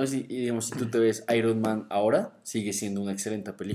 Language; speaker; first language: Spanish; native; Spanish